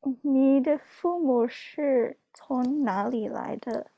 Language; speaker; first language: Chinese; non-native, learner; English